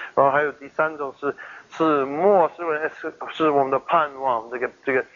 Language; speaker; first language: Chinese; non-native, fluent; English